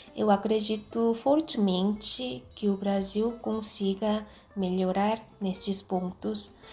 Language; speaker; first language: Portuguese; non-native, fluent; Korean